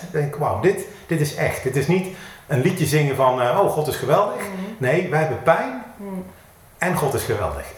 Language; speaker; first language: Dutch; native; Dutch